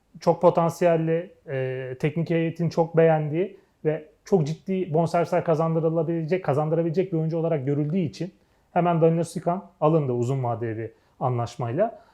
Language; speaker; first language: Turkish; native; Turkish